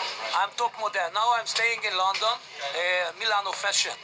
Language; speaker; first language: English; non-native, learner; Hungarian